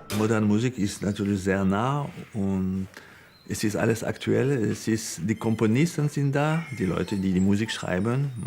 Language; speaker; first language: German; non-native, fluent; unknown